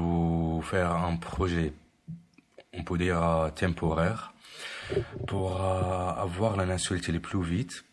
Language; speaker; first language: French; non-native, fluent; Arabic